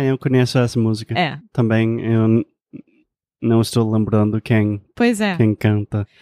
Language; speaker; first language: Portuguese; non-native, fluent; English